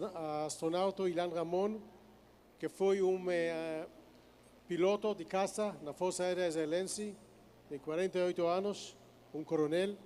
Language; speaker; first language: Portuguese; non-native, fluent; Hebrew